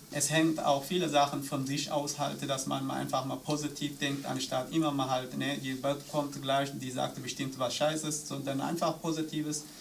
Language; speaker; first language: German; non-native, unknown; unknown